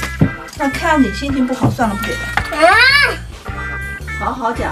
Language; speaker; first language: Chinese; native; Chinese